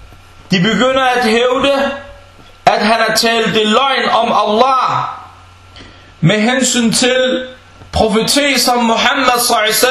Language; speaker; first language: Danish; non-native, fluent; Arabic